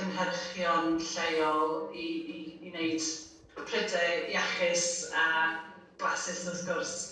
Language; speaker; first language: Welsh; non-native, fluent; English